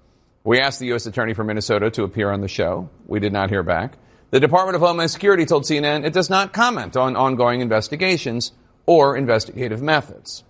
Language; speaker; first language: English; native; English